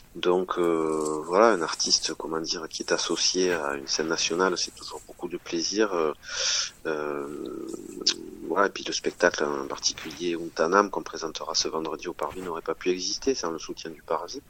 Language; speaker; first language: French; native; French